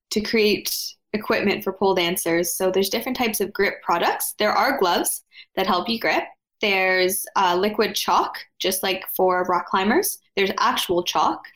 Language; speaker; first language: English; native; English